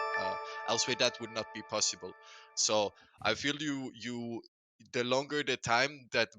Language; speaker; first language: English; non-native, fluent; Swedish